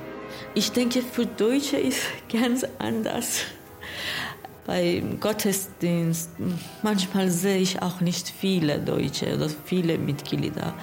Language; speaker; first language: German; non-native, learner; Persian